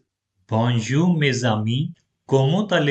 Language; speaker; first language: French; non-native, fluent; Hindi